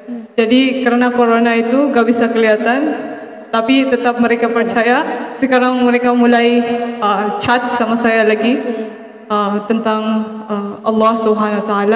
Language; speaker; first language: Indonesian; non-native, fluent; Maranao